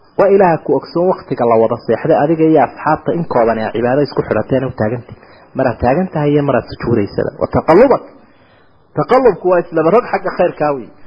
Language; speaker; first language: Somali; native; Somali